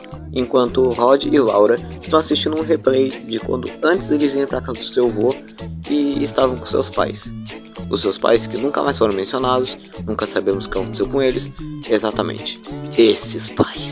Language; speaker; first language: Portuguese; native; Portuguese